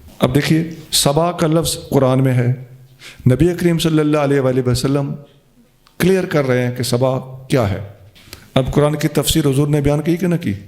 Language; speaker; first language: Urdu; non-native, local second language; Punjabi